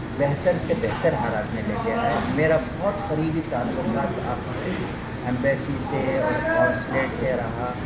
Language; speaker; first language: Urdu; non-native, fluent; Arabic